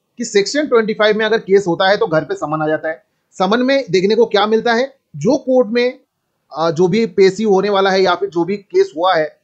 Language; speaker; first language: Hindi; native; Hindi